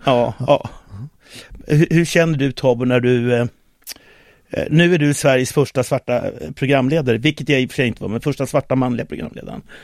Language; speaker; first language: Swedish; early bilingual, other home language; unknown